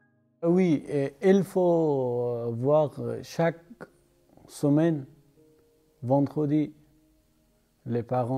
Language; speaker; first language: French; non-native, learner; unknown